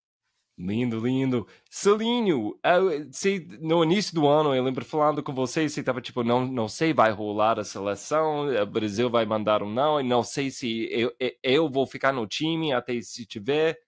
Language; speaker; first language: Portuguese; non-native, fluent; English